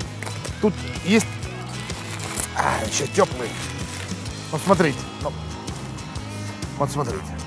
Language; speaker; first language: Russian; non-native, fluent; Finnish